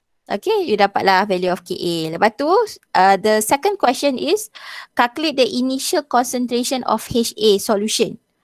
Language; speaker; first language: English; non-native, local second language; Malay